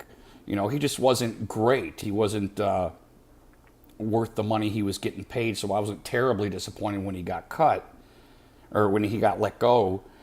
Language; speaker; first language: English; native; English